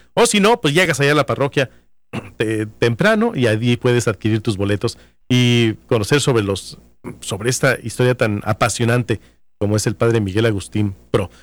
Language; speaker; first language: Spanish; native; Spanish